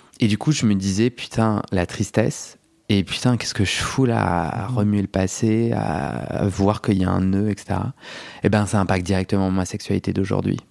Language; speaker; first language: French; native; French